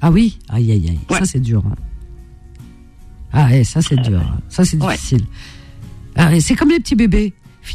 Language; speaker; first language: French; native; French